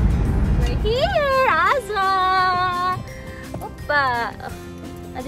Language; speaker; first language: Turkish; non-native, fluent; Filipino